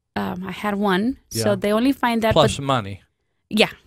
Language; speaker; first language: English; non-native, fluent; Spanish